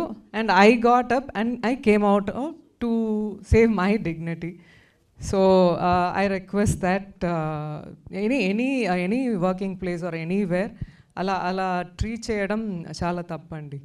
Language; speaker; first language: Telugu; non-native, learner; Tamil